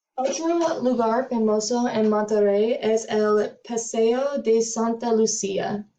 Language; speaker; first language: Spanish; non-native, learner; English